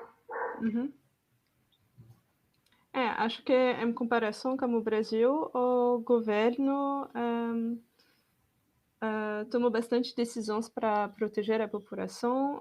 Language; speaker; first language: Portuguese; non-native, fluent; French